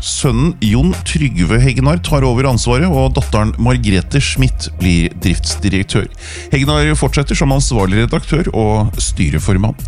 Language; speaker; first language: Norwegian; native; Norwegian